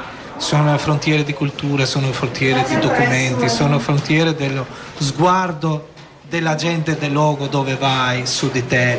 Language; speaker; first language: Italian; non-native, fluent; Albanian